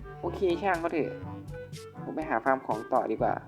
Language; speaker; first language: Thai; native; Thai